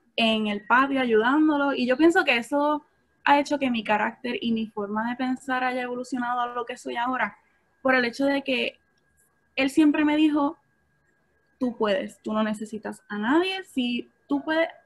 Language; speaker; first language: Spanish; native; Spanish